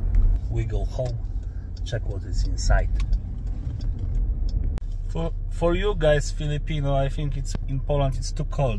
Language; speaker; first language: English; non-native, learner; Polish